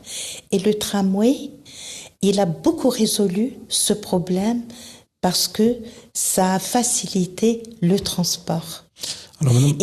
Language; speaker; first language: French; non-native, local second language; Arabic